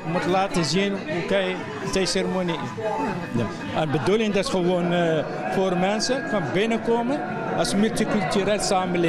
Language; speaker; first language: Dutch; non-native, learner; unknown